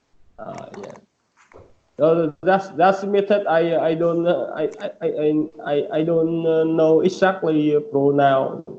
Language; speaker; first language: English; non-native, learner; Vietnamese